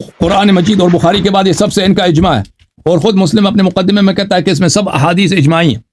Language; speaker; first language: Urdu; non-native, fluent; Persian